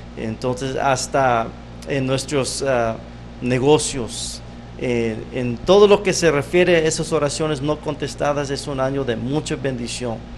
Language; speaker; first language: Spanish; non-native, fluent; English